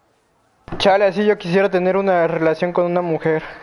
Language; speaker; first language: Spanish; native; Spanish